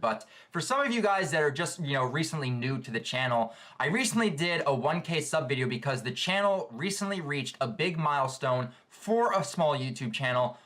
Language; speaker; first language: English; native; English